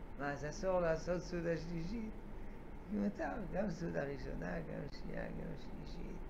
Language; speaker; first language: Hebrew; non-native, fluent; French